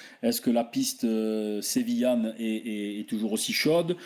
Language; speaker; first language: French; native; French